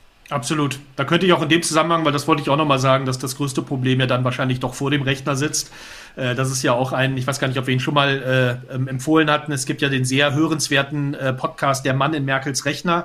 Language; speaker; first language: German; native; German